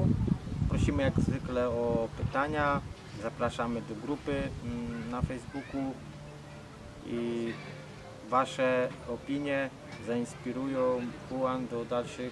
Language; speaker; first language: Polish; non-native, fluent; Vietnamese